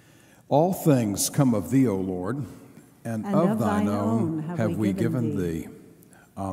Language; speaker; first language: English; native; English